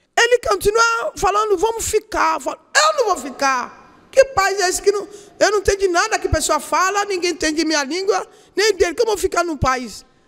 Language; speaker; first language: Portuguese; non-native, learner; Yoruba